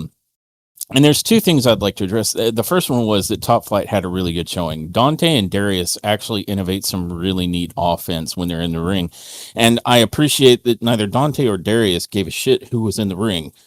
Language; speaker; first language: English; native; English